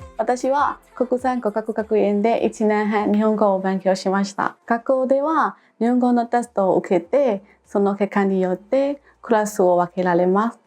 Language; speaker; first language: Japanese; non-native, fluent; Burmese